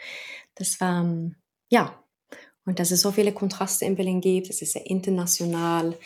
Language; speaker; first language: German; non-native, fluent; Norwegian